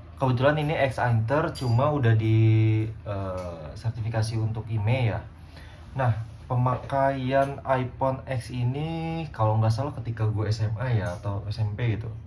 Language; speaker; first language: Indonesian; native; Indonesian